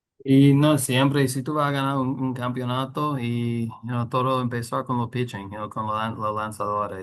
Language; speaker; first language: Spanish; non-native, learner; English